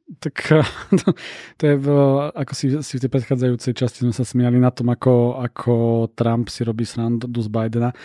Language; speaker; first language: Slovak; native; Slovak